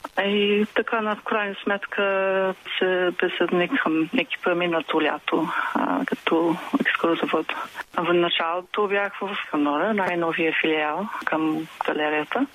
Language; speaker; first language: Bulgarian; non-native, fluent; English